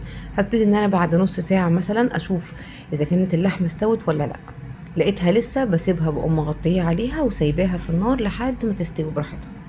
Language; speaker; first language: Arabic; native; Arabic